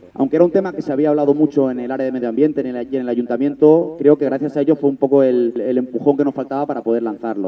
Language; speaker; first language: Spanish; native; Spanish